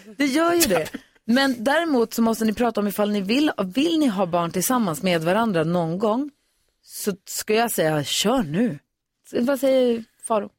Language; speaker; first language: Swedish; native; Swedish